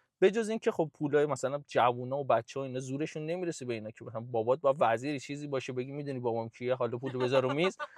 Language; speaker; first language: Persian; native; Persian